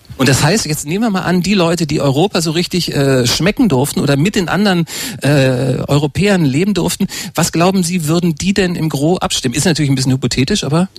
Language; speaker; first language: German; native; German